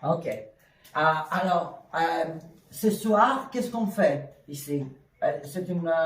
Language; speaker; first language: French; non-native, fluent; Greek